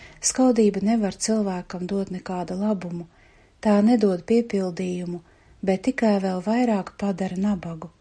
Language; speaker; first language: Latvian; native; Latvian